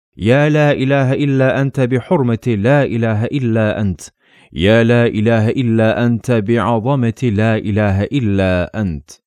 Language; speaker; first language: Arabic; non-native, fluent; Turkish